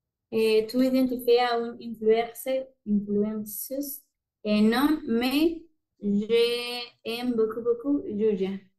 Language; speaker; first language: French; non-native, learner; Spanish